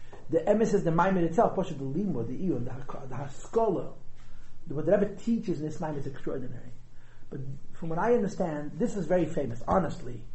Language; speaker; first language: English; native; English